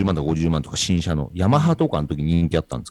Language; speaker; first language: Japanese; native; Japanese